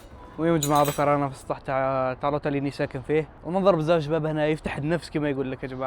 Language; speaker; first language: Arabic; native; Arabic